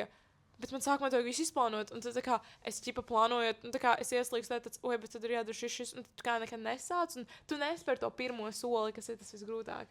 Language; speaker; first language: Latvian; native; Latvian